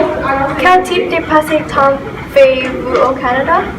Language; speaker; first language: French; non-native, learner; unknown